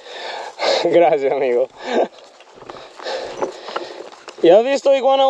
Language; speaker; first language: Spanish; non-native, learner; English